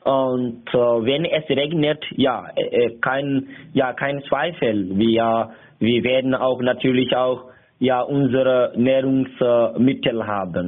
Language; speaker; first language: German; non-native, learner; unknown